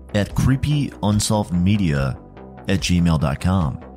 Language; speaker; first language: English; native; English